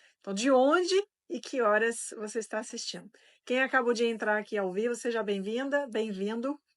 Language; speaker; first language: Portuguese; non-native, fluent; French